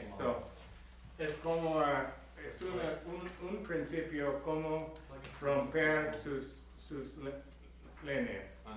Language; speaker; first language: Spanish; non-native, learner; English